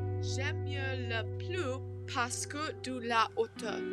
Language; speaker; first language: French; non-native, learner; English